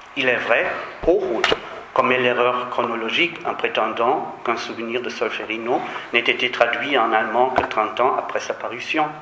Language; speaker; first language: French; non-native, fluent; German